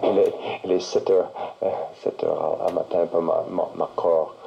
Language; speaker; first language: French; non-native, learner; English